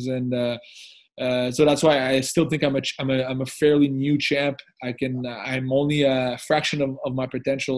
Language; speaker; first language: English; non-native, fluent; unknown